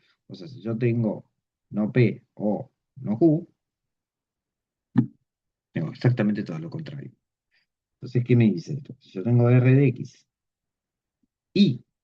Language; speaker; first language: Spanish; native; Spanish